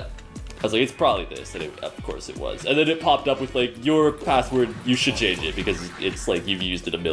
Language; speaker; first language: English; native; English